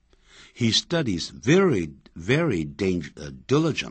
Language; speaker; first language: English; non-native, fluent; Chinese